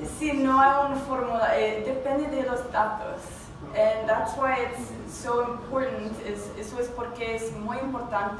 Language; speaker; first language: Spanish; non-native, learner; English